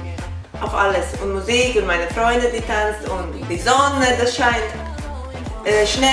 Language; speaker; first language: German; non-native, learner; Latvian